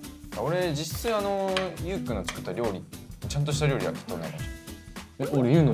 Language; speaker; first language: Japanese; native; Japanese